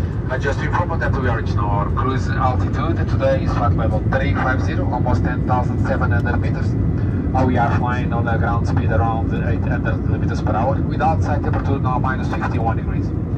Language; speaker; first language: English; non-native, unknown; Portuguese